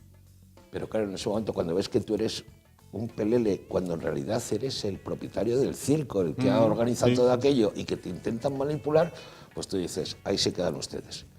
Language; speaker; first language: Spanish; native; Spanish